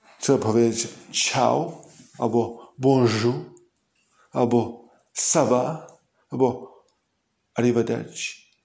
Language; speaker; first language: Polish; early bilingual, heritage; English